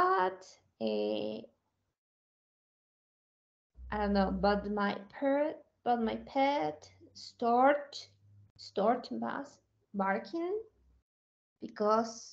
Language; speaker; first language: English; non-native, learner; Spanish